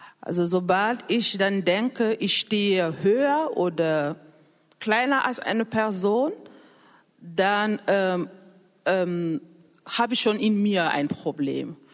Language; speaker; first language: German; non-native, fluent; French